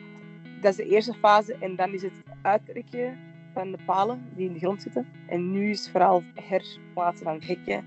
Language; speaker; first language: Dutch; native; Dutch